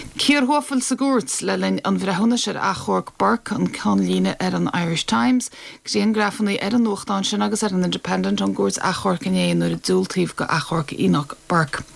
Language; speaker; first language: Irish; native; Irish